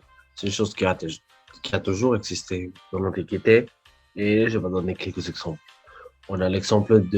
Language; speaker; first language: French; non-native, learner; Spanish